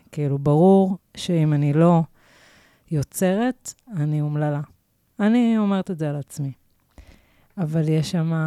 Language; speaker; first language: Hebrew; native; Hebrew